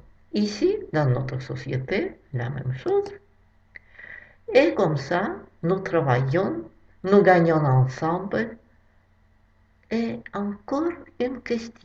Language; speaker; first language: French; non-native, fluent; Russian